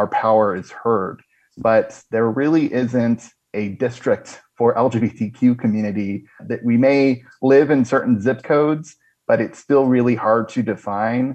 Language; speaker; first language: English; native; English